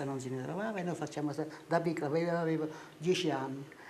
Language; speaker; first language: Italian; native; Italian